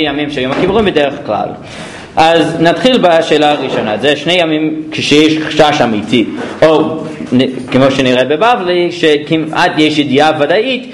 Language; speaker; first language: Hebrew; non-native, fluent; English